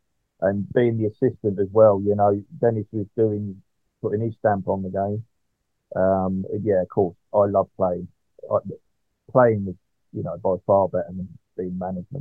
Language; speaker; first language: English; native; English